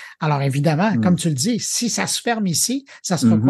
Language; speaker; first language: French; native; French